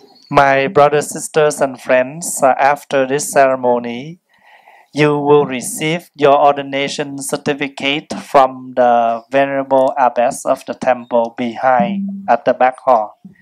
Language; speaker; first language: English; non-native, fluent; Vietnamese